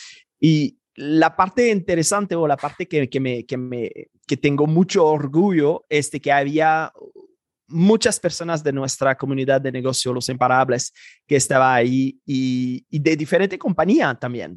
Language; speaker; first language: Spanish; non-native, fluent; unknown